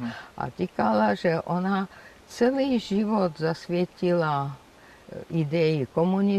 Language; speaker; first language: Czech; non-native, fluent; Georgian